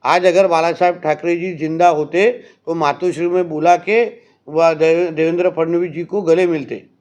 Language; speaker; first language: Hindi; non-native, local second language; Marathi